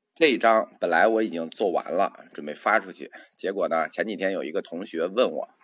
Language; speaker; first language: Chinese; native; Chinese